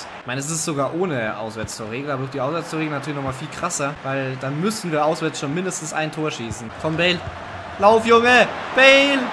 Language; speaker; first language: German; native; German